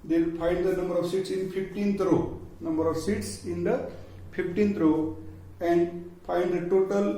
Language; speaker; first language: English; non-native, local second language; Marathi